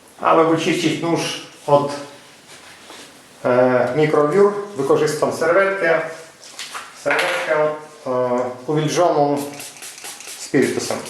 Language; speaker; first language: Polish; non-native, fluent; Ukrainian